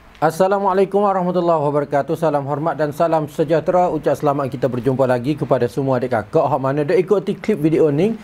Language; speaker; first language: Malay; native; Malay